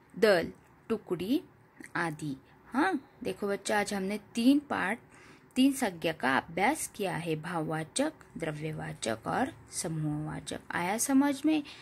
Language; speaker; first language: Hindi; non-native, local second language; Marathi